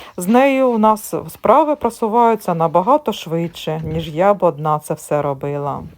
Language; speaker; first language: Ukrainian; native; Ukrainian